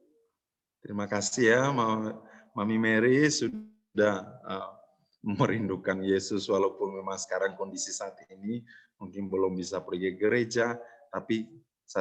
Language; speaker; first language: Indonesian; native; Indonesian